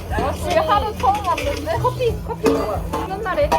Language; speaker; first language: Korean; native; Korean